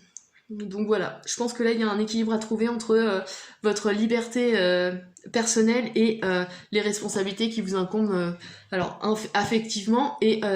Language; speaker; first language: French; native; French